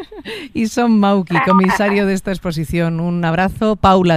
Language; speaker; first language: Spanish; native; Spanish